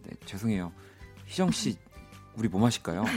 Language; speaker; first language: Korean; native; Korean